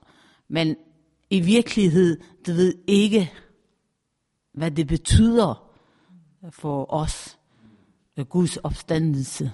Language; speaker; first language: Danish; non-native, fluent; Persian